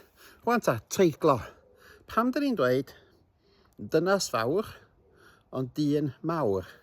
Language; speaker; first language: Welsh; native; Welsh